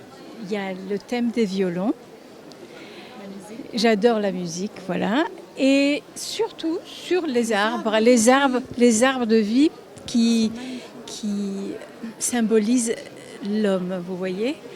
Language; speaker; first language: French; non-native, fluent; Japanese